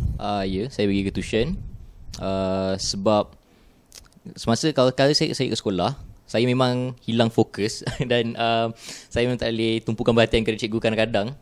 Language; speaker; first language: Malay; native; Malay